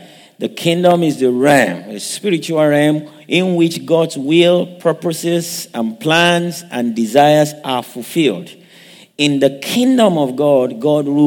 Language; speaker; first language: English; non-native, local second language; Yoruba